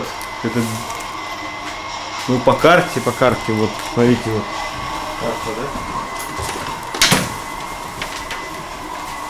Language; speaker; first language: Russian; native; Russian